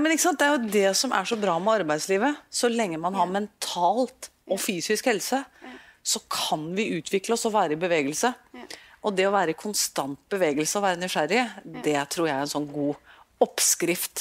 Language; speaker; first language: Norwegian; native; Norwegian